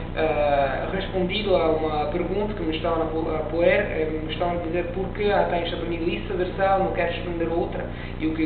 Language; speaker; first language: Portuguese; non-native, learner; Italian